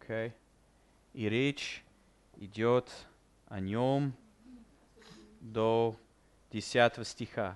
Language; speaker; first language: Russian; non-native, fluent; English